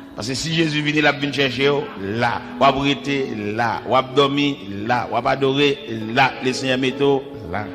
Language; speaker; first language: French; non-native, local second language; Haitian Creole